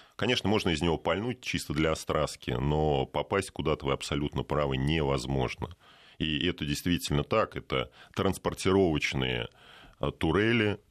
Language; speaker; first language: Russian; native; Russian